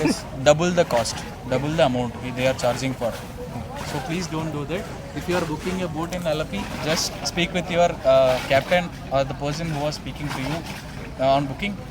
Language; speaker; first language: English; non-native, local second language; Tamil